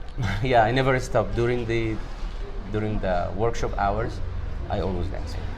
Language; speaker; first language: English; non-native, fluent; Arabic